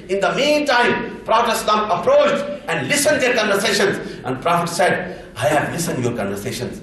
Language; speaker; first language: English; non-native, local second language; Urdu